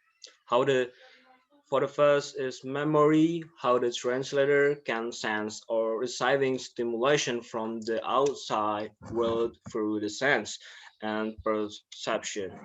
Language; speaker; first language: English; non-native, learner; Indonesian